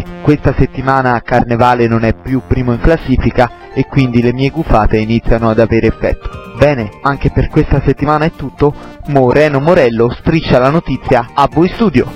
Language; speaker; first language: Italian; native; Italian